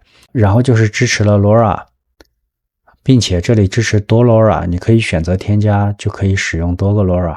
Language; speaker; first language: Chinese; native; Chinese